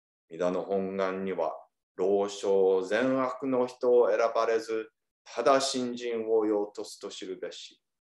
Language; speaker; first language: Japanese; early bilingual, heritage; Japanese